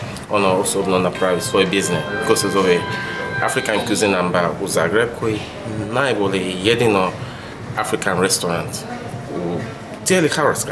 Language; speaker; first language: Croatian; non-native, learner; Yoruba